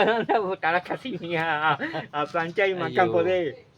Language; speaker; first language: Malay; non-native, local second language; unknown